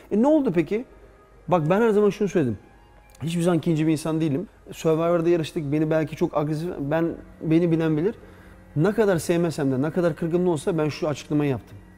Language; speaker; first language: Turkish; early bilingual, heritage; Turkish